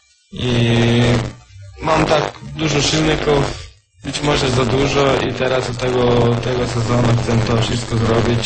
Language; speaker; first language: Polish; non-native, learner; Croatian